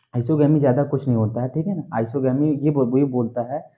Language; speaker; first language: Hindi; native; Hindi